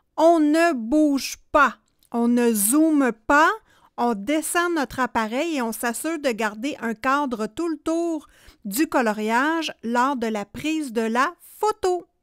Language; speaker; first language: French; native; French